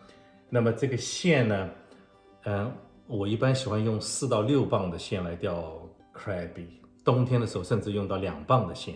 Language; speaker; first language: Chinese; native; Chinese